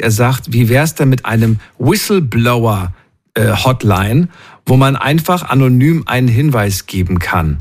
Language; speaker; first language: German; native; German